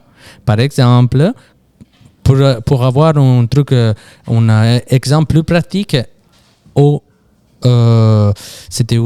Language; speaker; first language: French; non-native, fluent; Italian